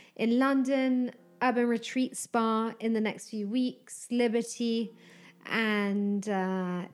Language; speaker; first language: English; native; English